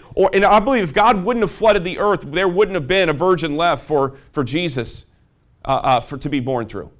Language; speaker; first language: English; native; English